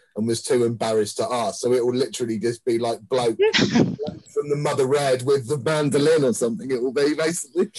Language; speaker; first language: English; native; English